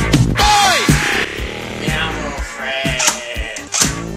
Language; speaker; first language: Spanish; non-native, learner; English